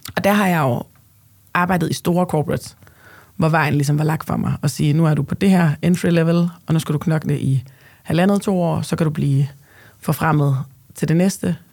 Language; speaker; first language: Danish; native; Danish